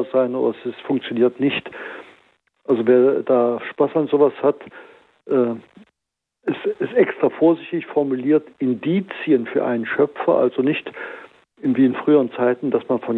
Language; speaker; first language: German; native; German